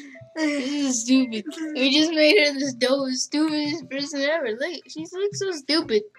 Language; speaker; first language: English; native; English